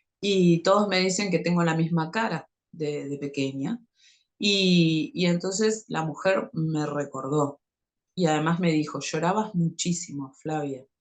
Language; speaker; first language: Spanish; native; Spanish